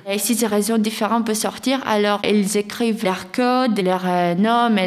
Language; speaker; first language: French; non-native, fluent; Greek